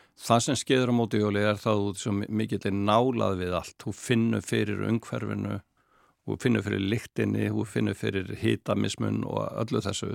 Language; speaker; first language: Icelandic; native; Icelandic